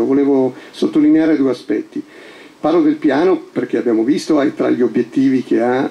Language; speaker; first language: Italian; native; Italian